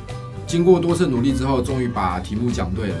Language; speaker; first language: Chinese; native; Chinese